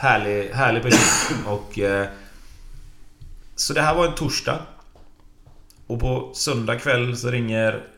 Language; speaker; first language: Swedish; native; Swedish